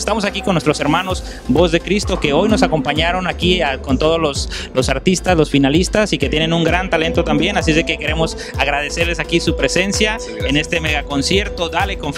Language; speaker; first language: Spanish; native; Spanish